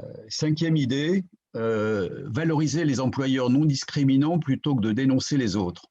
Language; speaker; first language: French; native; French